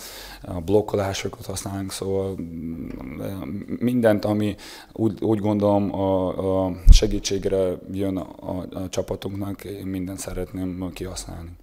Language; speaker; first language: Hungarian; non-native, fluent; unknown